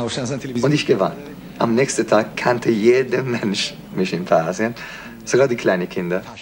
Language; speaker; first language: German; non-native, fluent; Persian